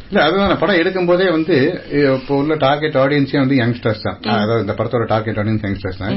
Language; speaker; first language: Tamil; native; Tamil